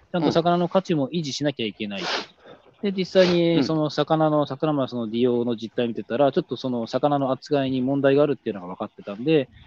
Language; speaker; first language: Japanese; native; Japanese